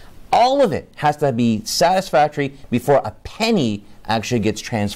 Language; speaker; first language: English; native; English